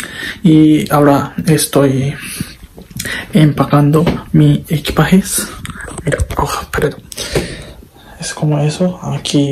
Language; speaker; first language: Spanish; non-native, learner; Japanese